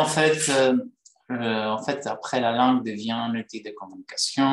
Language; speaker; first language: French; non-native, fluent; Greek